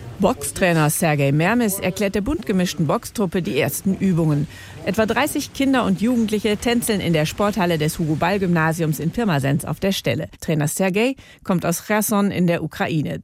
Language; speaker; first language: German; native; German